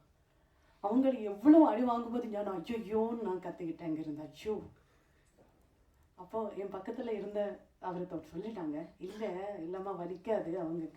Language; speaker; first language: Tamil; non-native, fluent; Malayalam